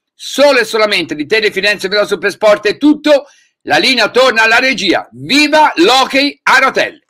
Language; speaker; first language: Italian; native; Italian